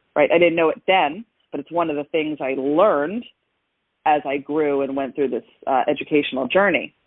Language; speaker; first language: English; native; English